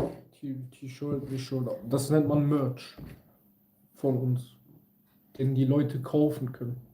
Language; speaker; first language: German; early bilingual, other home language; Kurdish